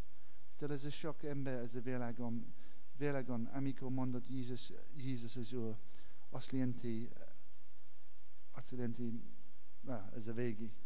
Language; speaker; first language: Hungarian; non-native, learner; English